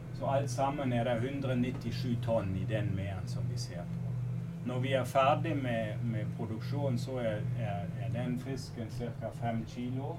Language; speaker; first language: Norwegian; non-native, fluent; German